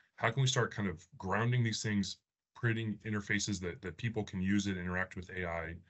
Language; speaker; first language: English; native; English